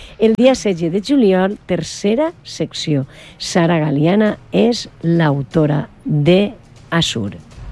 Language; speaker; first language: Catalan; native; Catalan